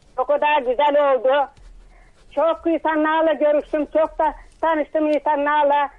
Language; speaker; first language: Turkish; native; Turkish